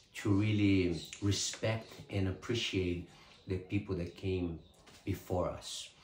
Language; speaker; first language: English; non-native, fluent; Portuguese